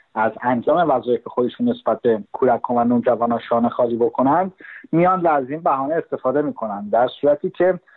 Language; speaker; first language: Persian; native; Persian